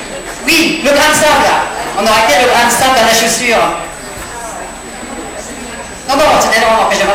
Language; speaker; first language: French; native; French